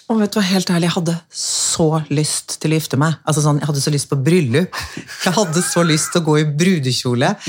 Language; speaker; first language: Norwegian; native; Norwegian